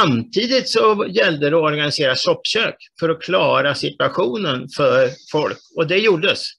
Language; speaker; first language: Swedish; native; Swedish